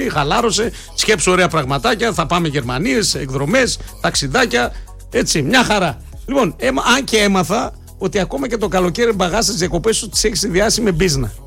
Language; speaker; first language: Greek; native; Greek